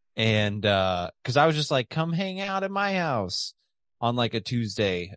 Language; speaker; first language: English; native; English